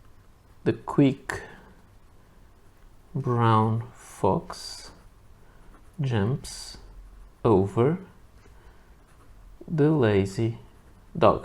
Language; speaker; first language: English; non-native, fluent; Portuguese